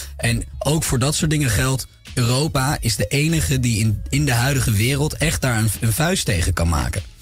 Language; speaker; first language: Dutch; native; Dutch